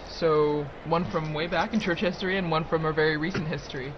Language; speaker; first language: English; native; English